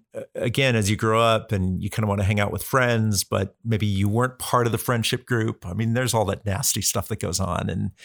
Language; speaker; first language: English; native; English